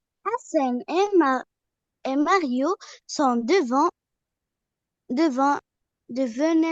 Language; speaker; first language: French; non-native, learner; Arabic